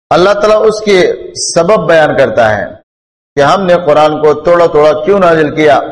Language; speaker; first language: Urdu; non-native, local second language; Pashto